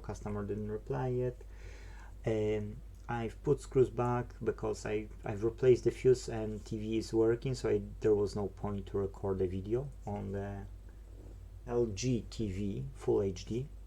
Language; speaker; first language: English; non-native, fluent; Polish